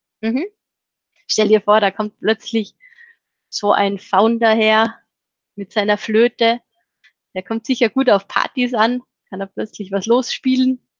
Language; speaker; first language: German; native; German